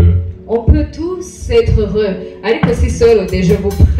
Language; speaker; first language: French; non-native, local second language; Rundi